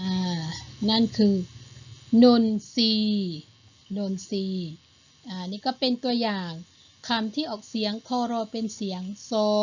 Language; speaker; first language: Thai; non-native, local second language; Malay